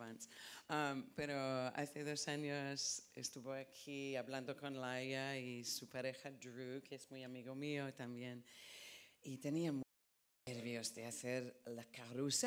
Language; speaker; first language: Spanish; non-native, fluent; English